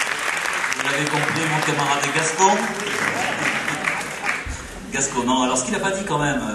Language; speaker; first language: French; native; French